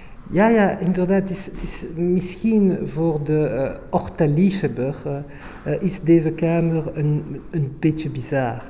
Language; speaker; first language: Dutch; non-native, local second language; French